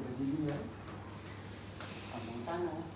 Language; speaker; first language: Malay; non-native, local second language; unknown